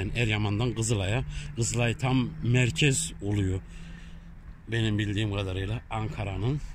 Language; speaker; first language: Turkish; early bilingual, heritage; Turkish